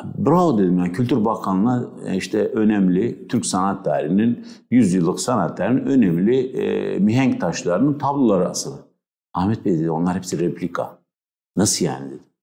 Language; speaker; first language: Turkish; non-native, local second language; Kurdish